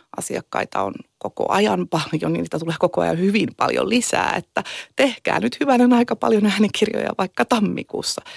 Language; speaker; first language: Finnish; native; Finnish